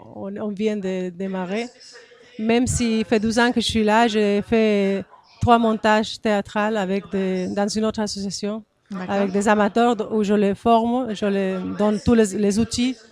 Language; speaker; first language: French; non-native, fluent; Spanish